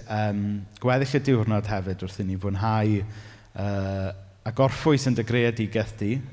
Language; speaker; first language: Welsh; native; Welsh